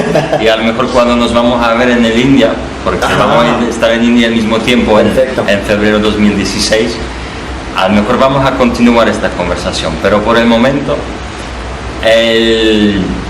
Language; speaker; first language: Spanish; non-native, fluent; Polish